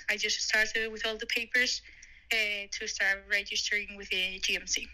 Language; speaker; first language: English; non-native, fluent; Spanish